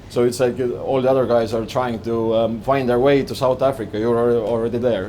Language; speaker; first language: English; non-native, fluent; Estonian